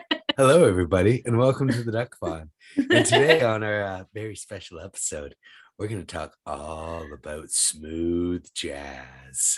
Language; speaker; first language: English; native; English